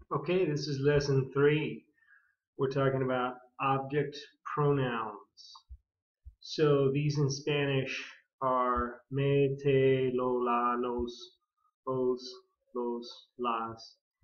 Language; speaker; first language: English; native; English